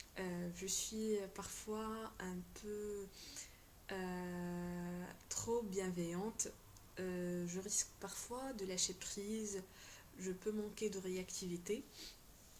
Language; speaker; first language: French; non-native, local second language; Arabic